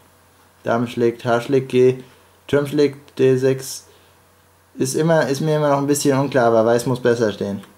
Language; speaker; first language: German; native; German